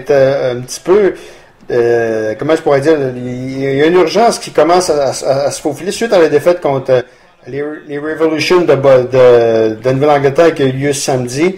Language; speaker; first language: French; native; French